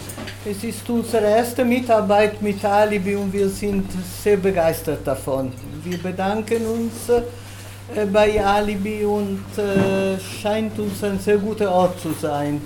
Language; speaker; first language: German; non-native, fluent; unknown